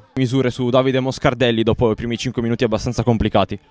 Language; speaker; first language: Italian; native; Italian